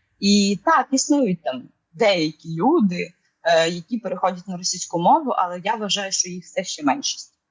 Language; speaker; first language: Ukrainian; non-native, local second language; Russian